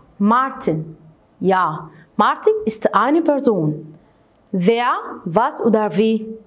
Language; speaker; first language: German; non-native, fluent; Arabic